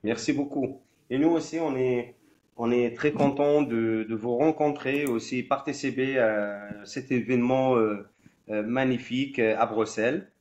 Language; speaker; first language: French; non-native, fluent; Arabic